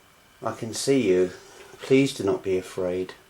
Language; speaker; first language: English; native; English